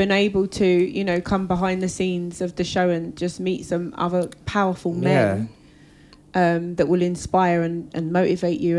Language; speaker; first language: English; native; English